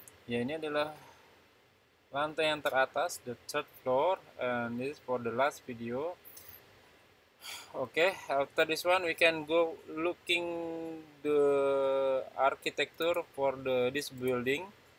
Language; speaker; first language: English; non-native, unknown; Indonesian